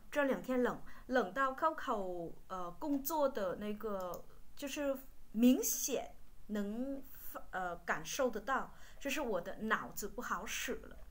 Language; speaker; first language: Chinese; non-native, fluent; Vietnamese